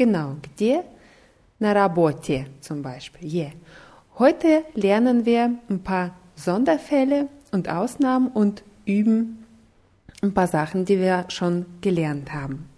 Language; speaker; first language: German; non-native, fluent; Russian